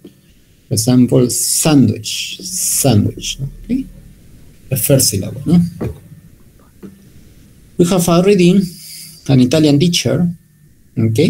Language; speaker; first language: English; non-native, learner; Spanish